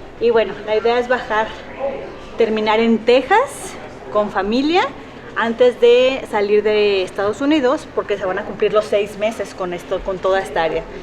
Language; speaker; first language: Spanish; native; Spanish